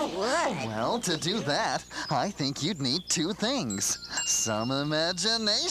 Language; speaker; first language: English; native; English